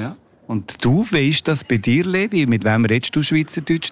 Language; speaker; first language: German; native; German